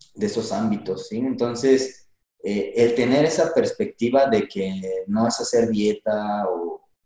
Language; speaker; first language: Spanish; native; Spanish